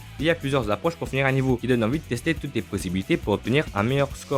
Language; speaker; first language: French; native; French